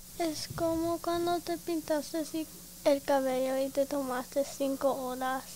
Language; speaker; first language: Spanish; early bilingual, heritage; Spanish